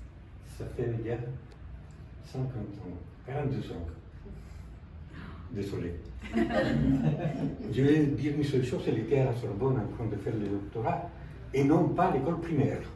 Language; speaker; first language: French; non-native, fluent; Spanish